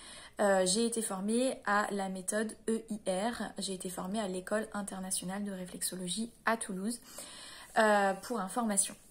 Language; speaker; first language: French; native; French